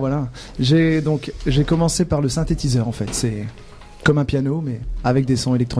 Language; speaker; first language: French; native; French